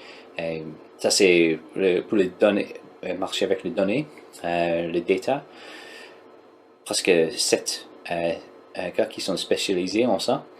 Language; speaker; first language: French; non-native, learner; English